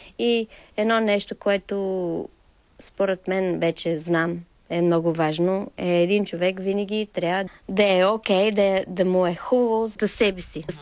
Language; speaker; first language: Bulgarian; non-native, fluent; English